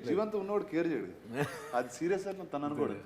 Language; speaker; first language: Telugu; native; Telugu